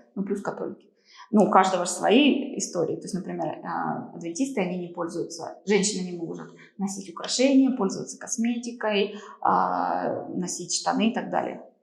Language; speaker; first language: Russian; native; Russian